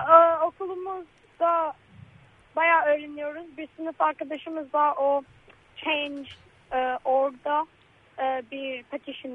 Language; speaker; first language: Turkish; early bilingual, heritage; Turkish